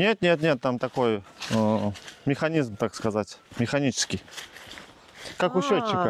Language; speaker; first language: Russian; native; Russian